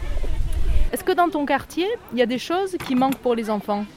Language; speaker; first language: French; native; French